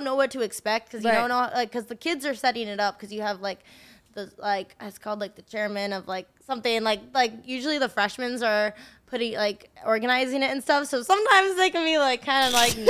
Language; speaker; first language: English; native; English